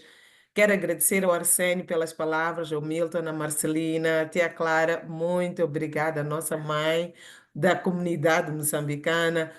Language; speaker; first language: Portuguese; non-native, local second language; Tsonga